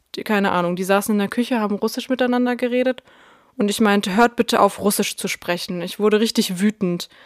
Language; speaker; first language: German; early bilingual, other home language; Russian